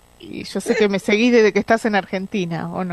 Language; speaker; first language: Spanish; native; Spanish